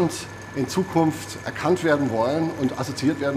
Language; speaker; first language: German; native; German